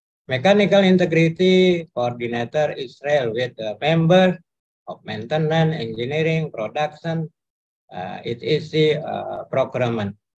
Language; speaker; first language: English; non-native, learner; Indonesian